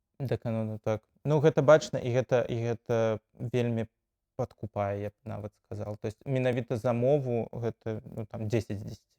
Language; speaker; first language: Belarusian; non-native, local second language; Russian